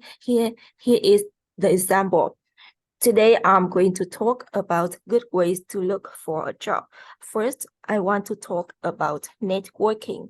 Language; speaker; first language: English; non-native, fluent; Vietnamese